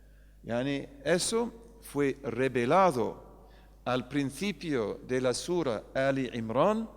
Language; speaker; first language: Spanish; non-native, fluent; English